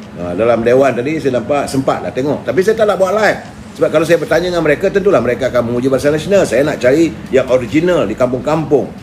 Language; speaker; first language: Malay; native; Malay